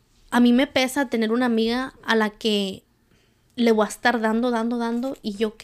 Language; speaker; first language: Spanish; early bilingual, heritage; Spanish